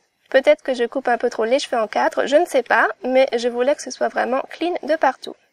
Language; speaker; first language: French; native; French